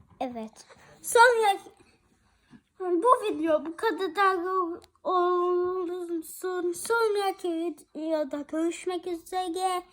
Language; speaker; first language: Turkish; early bilingual, heritage; Turkish